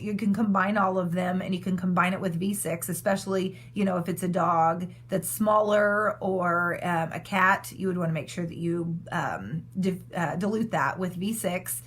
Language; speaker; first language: English; native; English